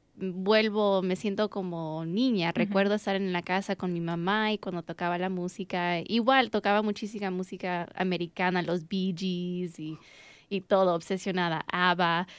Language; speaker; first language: Spanish; early bilingual, heritage; Spanish